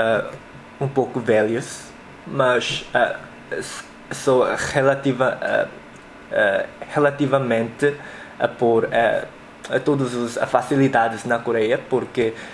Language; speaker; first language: Portuguese; non-native, learner; Korean